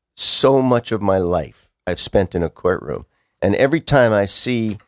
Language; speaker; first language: English; native; English